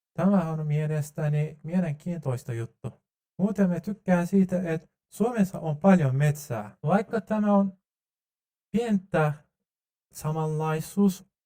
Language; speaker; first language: Finnish; non-native, learner; Turkish